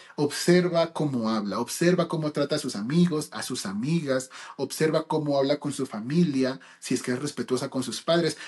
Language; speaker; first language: Spanish; early bilingual, heritage; Spanish